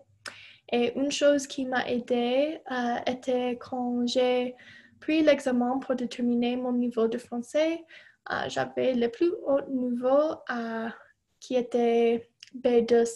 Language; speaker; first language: French; non-native, fluent; English